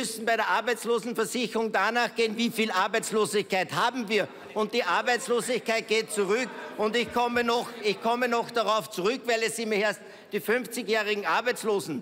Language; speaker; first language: German; native; German